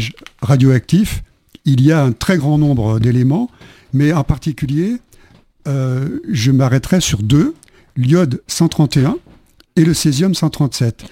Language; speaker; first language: French; native; French